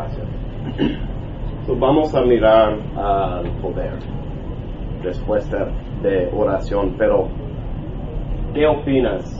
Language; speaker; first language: Spanish; non-native, learner; English